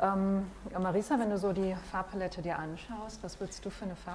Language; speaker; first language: German; native; German